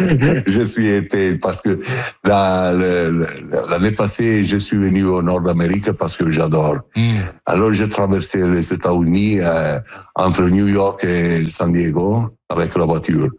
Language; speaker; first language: French; non-native, learner; Italian